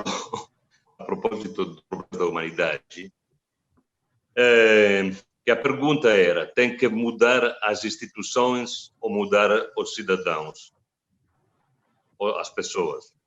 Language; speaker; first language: Portuguese; non-native, fluent; Italian